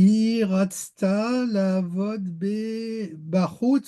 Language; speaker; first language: Hebrew; non-native, learner; French